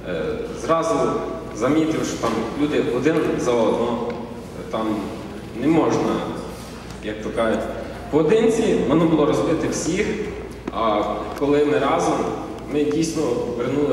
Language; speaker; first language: Ukrainian; native; Ukrainian